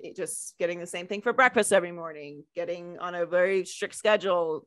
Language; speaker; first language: English; native; English